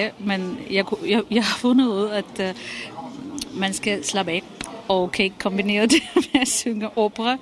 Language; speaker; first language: Danish; non-native, fluent; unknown